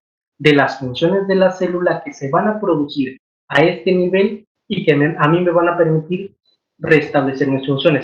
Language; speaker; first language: Spanish; native; Spanish